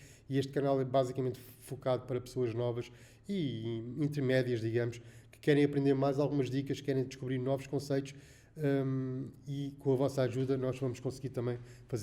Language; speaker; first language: Portuguese; native; Portuguese